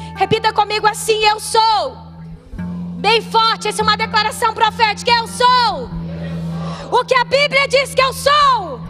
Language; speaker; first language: Portuguese; native; Portuguese